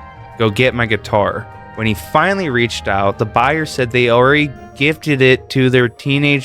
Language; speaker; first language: English; native; English